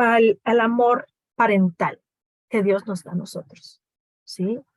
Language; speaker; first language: Spanish; native; Spanish